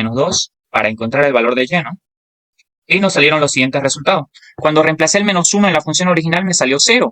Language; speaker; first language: Spanish; native; Spanish